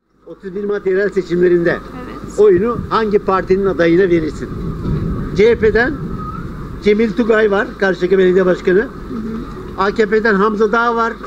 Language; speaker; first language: Turkish; native; Turkish